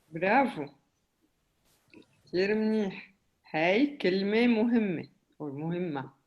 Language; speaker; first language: Arabic; native; Arabic